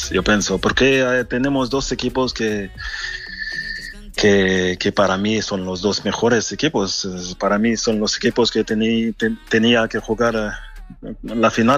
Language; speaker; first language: Spanish; non-native, fluent; French